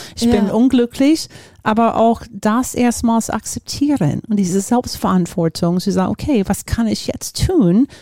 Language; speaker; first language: German; non-native, fluent; English